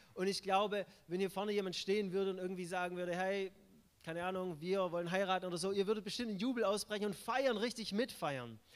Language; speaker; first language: German; native; German